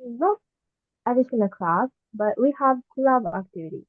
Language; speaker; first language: English; non-native, learner; Japanese